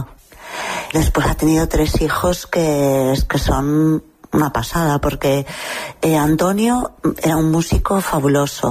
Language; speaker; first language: Spanish; native; Spanish